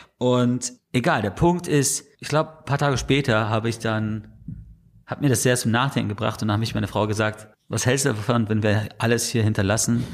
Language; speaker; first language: German; non-native, fluent; English